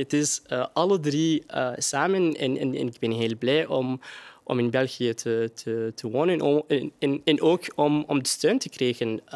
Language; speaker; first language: Dutch; non-native, fluent; Arabic